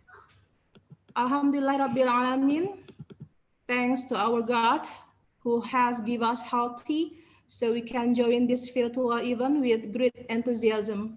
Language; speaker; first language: English; non-native, learner; Indonesian